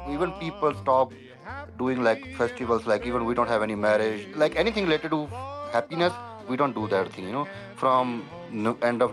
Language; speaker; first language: English; non-native, local second language; Punjabi